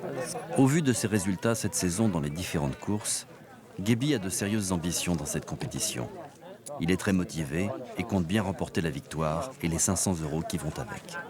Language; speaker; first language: French; native; French